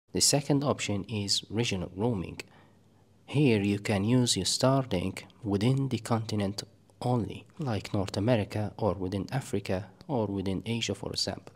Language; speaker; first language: English; non-native, fluent; Arabic